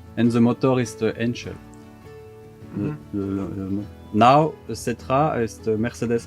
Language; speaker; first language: English; non-native, learner; French